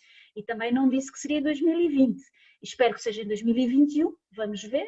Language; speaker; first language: Portuguese; native; Portuguese